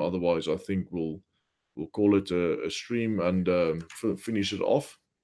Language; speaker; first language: English; non-native, local second language; Afrikaans